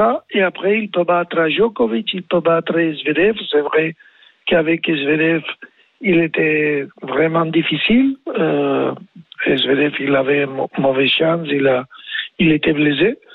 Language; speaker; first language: French; non-native, learner; Spanish